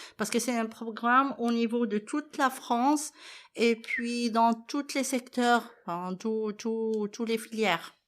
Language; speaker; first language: French; non-native, fluent; Arabic